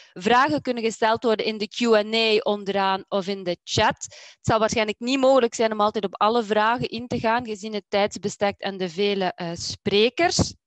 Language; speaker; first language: Dutch; native; Dutch